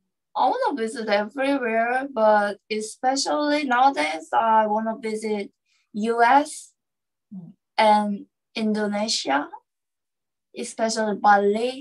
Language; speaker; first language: English; non-native, learner; Korean